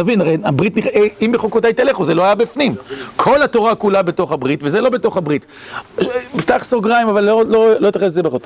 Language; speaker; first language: Hebrew; native; Hebrew